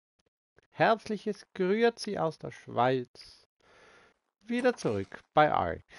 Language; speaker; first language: German; native; German